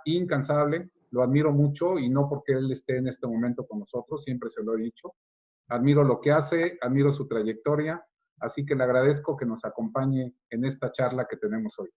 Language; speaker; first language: Spanish; native; Spanish